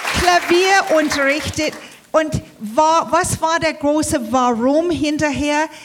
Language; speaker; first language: German; early bilingual, heritage; English